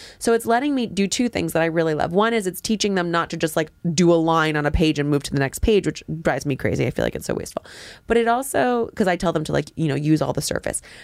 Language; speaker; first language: English; native; English